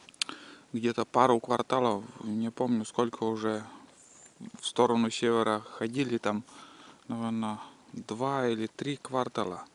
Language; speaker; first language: Russian; native; Russian